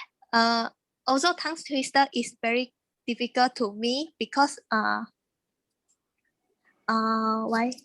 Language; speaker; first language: English; non-native, learner; Chinese